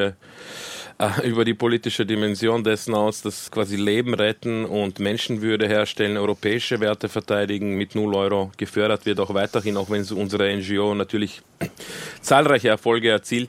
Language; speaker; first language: German; early bilingual, other home language; Croatian